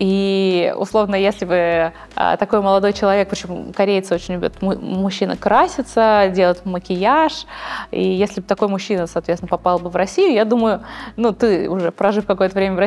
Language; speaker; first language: Russian; native; Russian